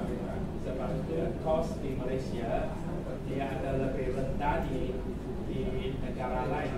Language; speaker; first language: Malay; non-native, local second language; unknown